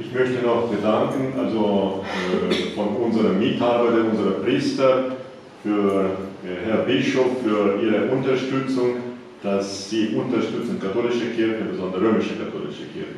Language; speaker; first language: German; non-native, learner; Polish